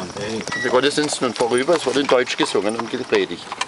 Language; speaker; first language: German; native; German